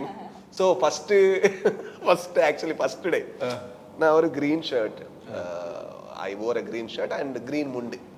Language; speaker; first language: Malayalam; non-native, learner; Kannada